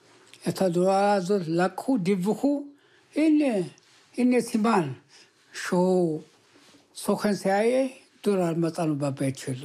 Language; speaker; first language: Hebrew; early bilingual, other home language; Amharic